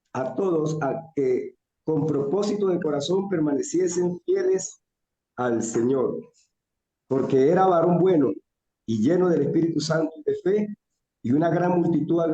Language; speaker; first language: Spanish; native; Spanish